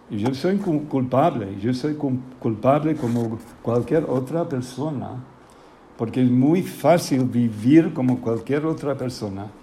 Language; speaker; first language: Spanish; non-native, fluent; English